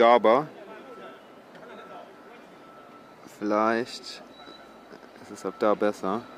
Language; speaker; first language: German; native; German